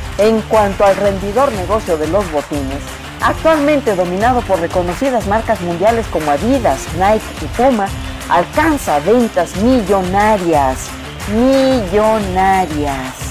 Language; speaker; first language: Spanish; native; Spanish